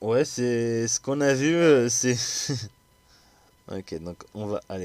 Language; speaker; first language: French; native; French